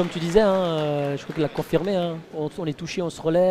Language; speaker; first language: French; native; French